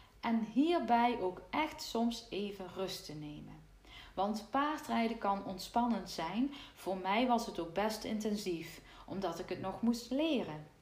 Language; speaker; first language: Dutch; native; Dutch